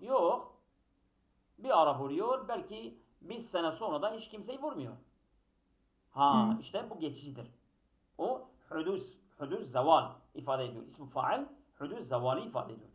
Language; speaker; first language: Turkish; native; Turkish